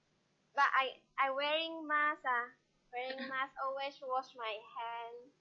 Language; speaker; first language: English; non-native, learner; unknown